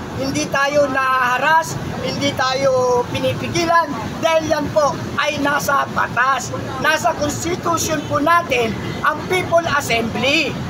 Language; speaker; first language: Filipino; native; Filipino